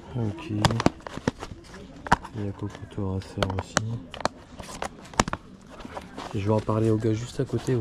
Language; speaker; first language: French; native; French